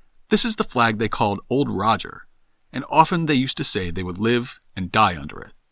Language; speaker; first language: English; native; English